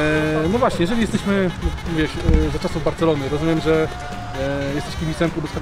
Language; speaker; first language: Polish; native; Polish